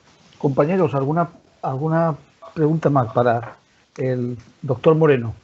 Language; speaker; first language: Spanish; native; Spanish